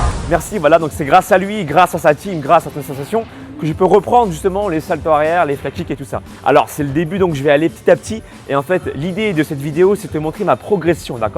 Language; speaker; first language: French; native; French